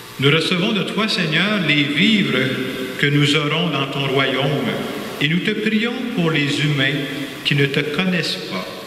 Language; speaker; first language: French; native; French